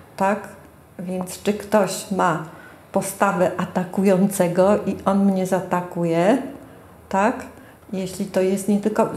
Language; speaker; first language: Polish; native; Polish